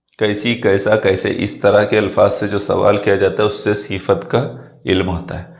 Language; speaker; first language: Urdu; native; Urdu